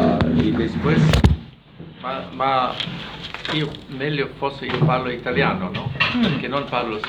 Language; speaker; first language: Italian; non-native, fluent; German